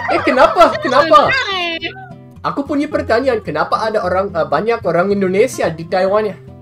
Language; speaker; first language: Indonesian; non-native, learner; English